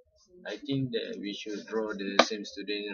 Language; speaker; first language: English; non-native, local second language; Malay